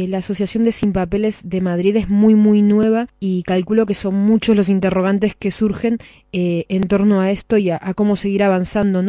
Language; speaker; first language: Spanish; native; Spanish